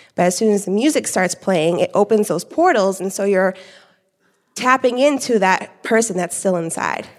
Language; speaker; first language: English; native; English